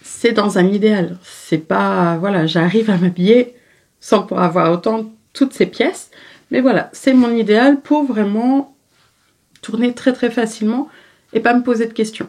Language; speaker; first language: French; native; French